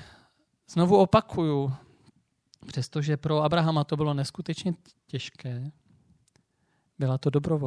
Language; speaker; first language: Czech; native; Czech